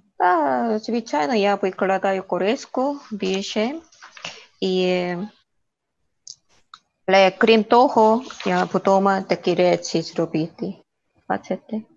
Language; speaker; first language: Ukrainian; non-native, learner; Korean